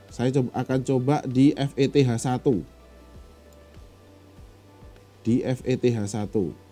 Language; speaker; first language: Indonesian; native; Indonesian